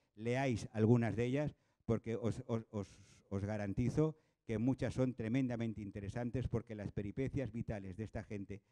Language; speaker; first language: Spanish; non-native, local second language; Catalan